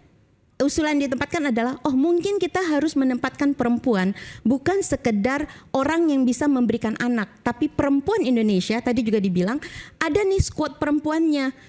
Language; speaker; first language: Indonesian; native; Indonesian